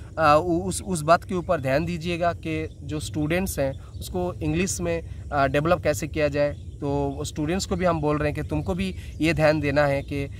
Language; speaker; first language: Hindi; non-native, local second language; Bangla